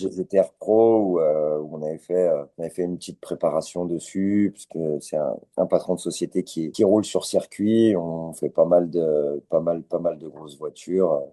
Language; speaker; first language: French; native; French